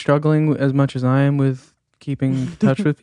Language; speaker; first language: English; native; English